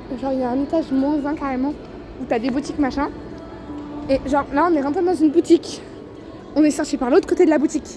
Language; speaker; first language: French; native; French